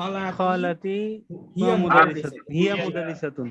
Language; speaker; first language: Arabic; non-native, learner; Bangla